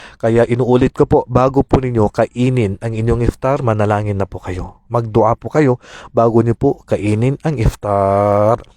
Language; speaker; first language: Filipino; non-native, local second language; Maranao